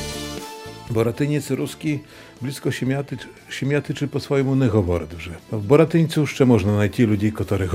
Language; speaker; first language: Polish; non-native, local second language; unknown